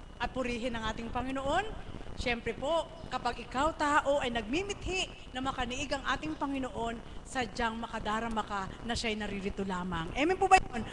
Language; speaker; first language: Filipino; native; Filipino